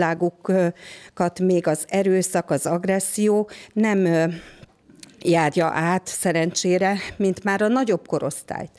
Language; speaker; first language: Hungarian; native; Hungarian